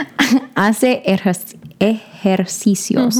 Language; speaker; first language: Spanish; non-native, learner; English